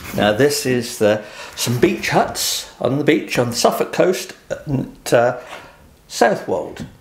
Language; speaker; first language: English; native; English